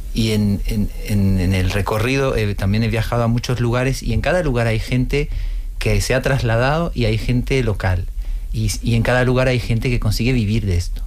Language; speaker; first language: Spanish; non-native, fluent; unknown